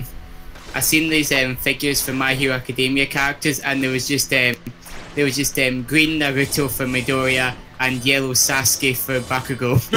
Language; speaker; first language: English; native; English